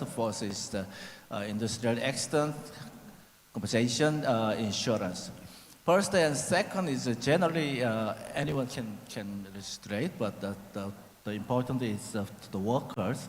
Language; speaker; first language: English; non-native, learner; Korean